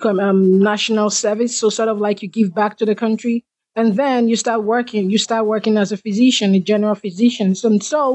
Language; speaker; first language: English; non-native, local second language; Igbo